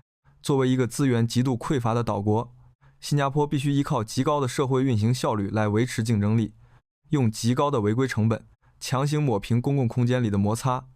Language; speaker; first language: Chinese; native; Chinese